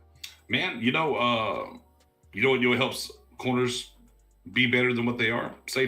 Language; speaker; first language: English; native; English